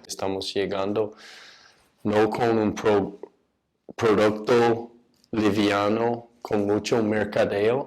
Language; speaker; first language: Spanish; non-native, fluent; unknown